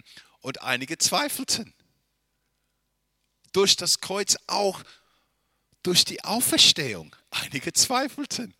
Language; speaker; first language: German; non-native, fluent; English